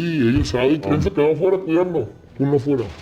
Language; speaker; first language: Spanish; native; Spanish